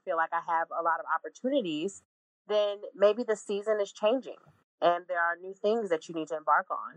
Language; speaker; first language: English; native; English